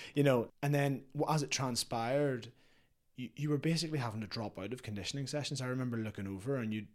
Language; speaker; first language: English; native; English